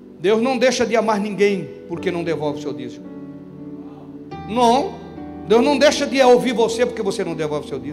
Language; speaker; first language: Portuguese; native; Portuguese